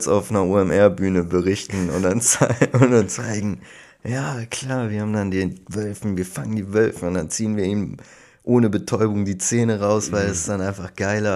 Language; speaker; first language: German; native; German